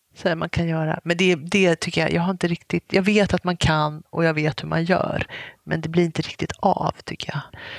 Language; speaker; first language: Swedish; native; Swedish